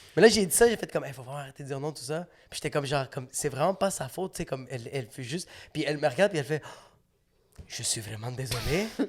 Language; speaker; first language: French; native; French